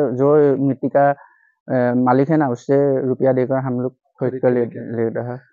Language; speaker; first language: Hindi; non-native, local second language; Assamese